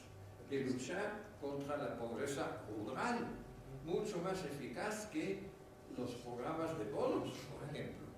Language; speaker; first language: Spanish; non-native, fluent; French